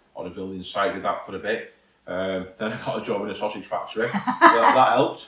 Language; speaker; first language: English; native; English